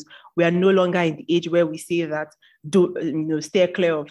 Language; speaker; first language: English; non-native, local second language; Yoruba